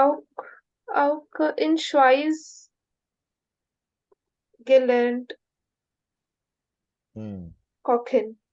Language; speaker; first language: German; non-native, learner; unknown